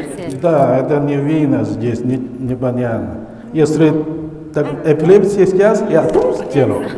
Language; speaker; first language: Russian; non-native, learner; Chinese